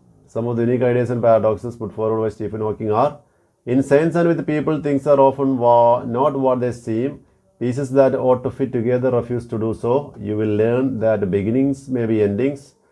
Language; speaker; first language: English; non-native, local second language; Malayalam